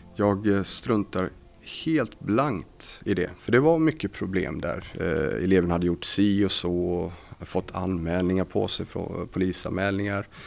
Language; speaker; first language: Swedish; native; Swedish